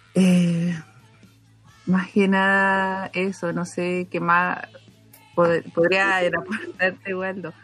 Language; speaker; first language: Spanish; non-native, local second language; Aymara